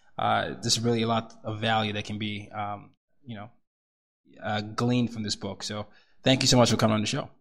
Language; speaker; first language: English; non-native, local second language; Yoruba